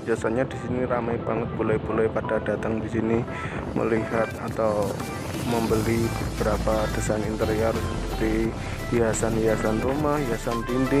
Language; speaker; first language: Indonesian; non-native, local second language; Javanese